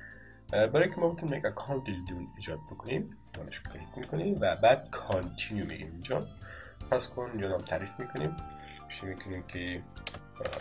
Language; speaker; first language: Persian; native; Persian